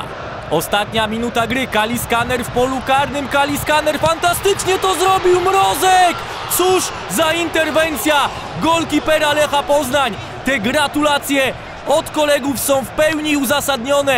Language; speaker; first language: Polish; native; Polish